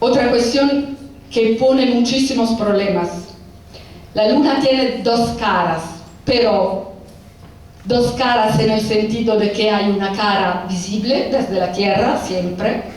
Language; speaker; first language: Spanish; non-native, fluent; Italian